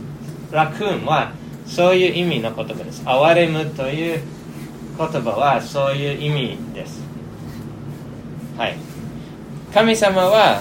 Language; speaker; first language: Japanese; non-native, fluent; English